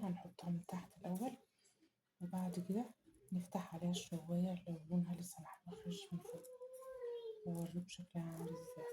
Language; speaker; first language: Arabic; native; Arabic